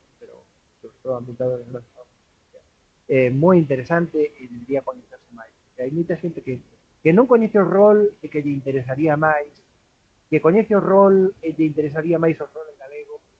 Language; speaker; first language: Galician; non-native, local second language; Spanish